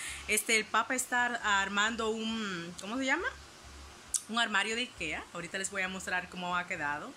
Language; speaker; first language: Spanish; native; Spanish